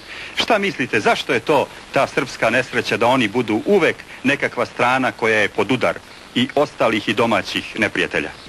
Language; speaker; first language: Croatian; native; Croatian